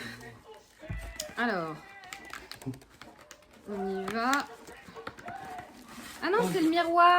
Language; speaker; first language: French; native; French